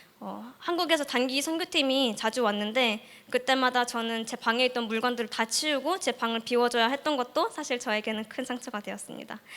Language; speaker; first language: Korean; early bilingual, heritage; Korean